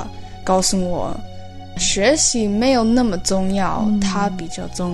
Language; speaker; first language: Chinese; early bilingual, heritage; Chinese